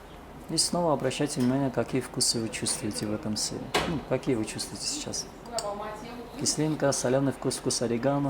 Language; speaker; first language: Russian; native; Russian